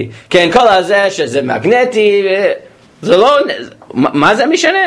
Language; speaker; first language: Hebrew; non-native, fluent; English